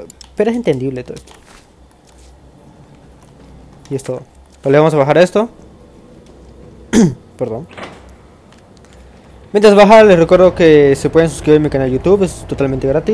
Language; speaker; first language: Spanish; native; Spanish